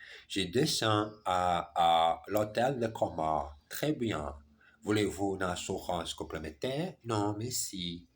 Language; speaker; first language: French; non-native, learner; German